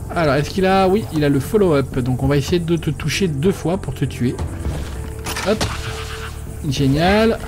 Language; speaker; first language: French; native; French